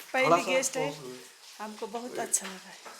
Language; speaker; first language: Hindi; non-native, local second language; Nepali